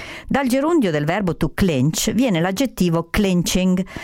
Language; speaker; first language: Italian; native; Italian